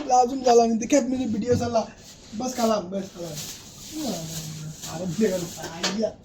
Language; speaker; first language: Arabic; non-native, learner; Bangla